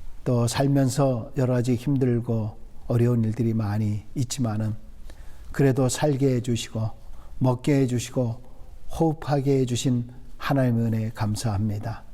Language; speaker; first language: Korean; native; Korean